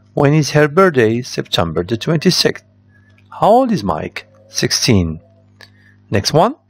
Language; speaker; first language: English; non-native, fluent; Arabic